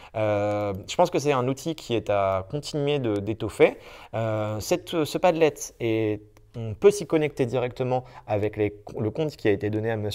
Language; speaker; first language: French; native; French